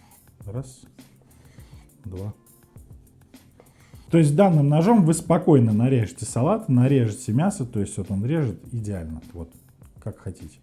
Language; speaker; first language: Russian; native; Russian